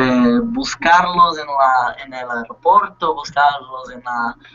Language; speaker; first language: Spanish; non-native, learner; Portuguese